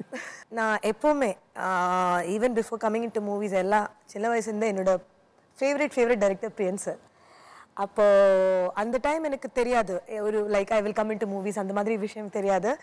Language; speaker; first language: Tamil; non-native, fluent; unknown